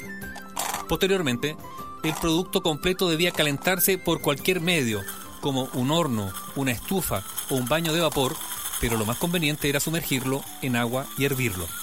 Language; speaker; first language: Spanish; native; Spanish